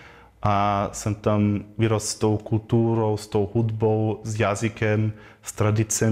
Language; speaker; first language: Czech; non-native, learner; German